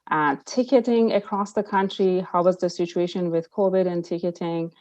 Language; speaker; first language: English; non-native, fluent; Persian